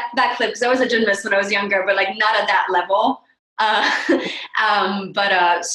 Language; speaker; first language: English; non-native, fluent; French